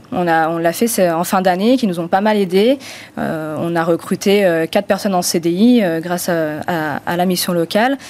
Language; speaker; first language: French; non-native, fluent; Romanian